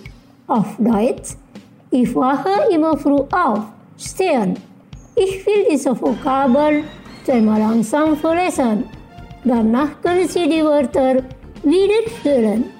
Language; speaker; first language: German; non-native, fluent; Indonesian